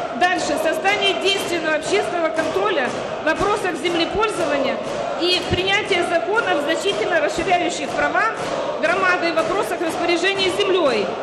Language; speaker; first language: Russian; native; Russian